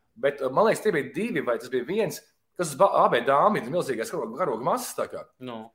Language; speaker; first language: Latvian; native; Latvian